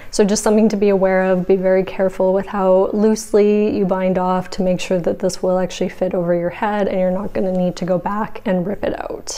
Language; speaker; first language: English; native; English